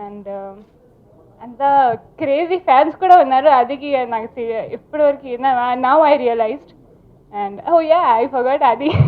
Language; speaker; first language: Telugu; non-native, fluent; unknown